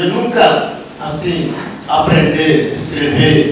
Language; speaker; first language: Portuguese; non-native, local second language; Yanomámi